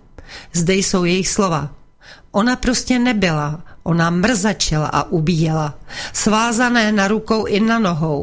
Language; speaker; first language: Czech; native; Czech